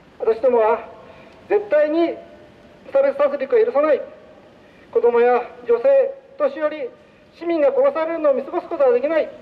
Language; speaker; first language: Japanese; native; Japanese